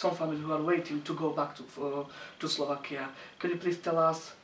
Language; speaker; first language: English; non-native, learner; Slovak